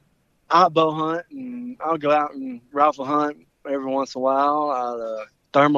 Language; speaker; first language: English; native; English